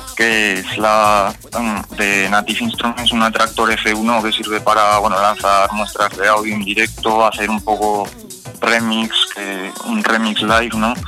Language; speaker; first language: Spanish; native; Spanish